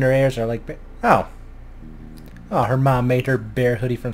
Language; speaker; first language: English; native; English